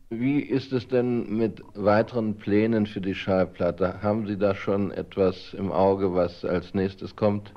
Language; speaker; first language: German; native; German